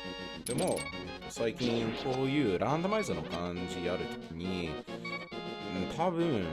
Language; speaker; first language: Japanese; non-native, fluent; English